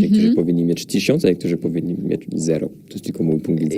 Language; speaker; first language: Polish; non-native, fluent; French